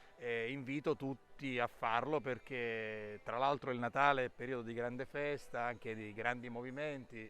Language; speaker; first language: Italian; native; Italian